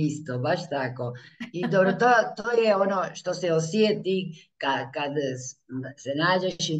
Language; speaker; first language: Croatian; early bilingual, heritage; Croatian